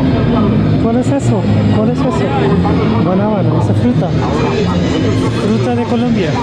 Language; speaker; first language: Spanish; non-native, learner; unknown